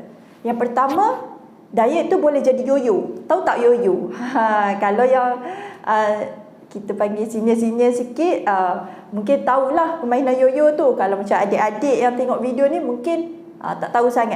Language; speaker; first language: Malay; native; Malay